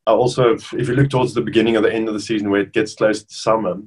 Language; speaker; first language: English; non-native, local second language; Afrikaans